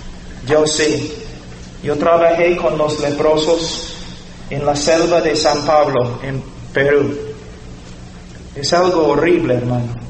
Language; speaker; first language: Spanish; non-native, fluent; English